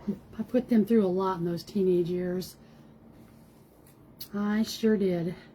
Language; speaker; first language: English; native; English